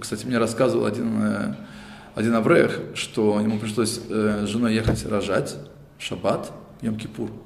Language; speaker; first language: Russian; early bilingual, heritage; Russian